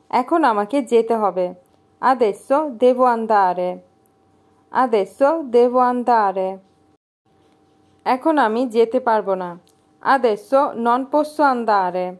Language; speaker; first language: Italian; non-native, learner; Bangla